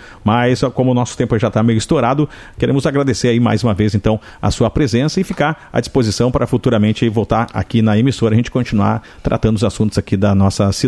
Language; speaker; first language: Portuguese; native; Portuguese